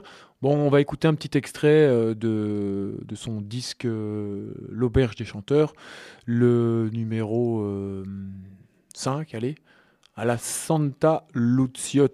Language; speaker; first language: French; native; French